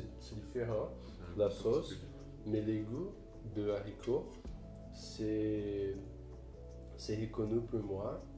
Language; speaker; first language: French; non-native, learner; Portuguese